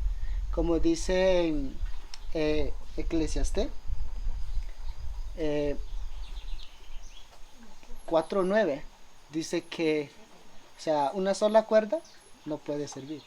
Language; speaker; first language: Spanish; non-native, local second language; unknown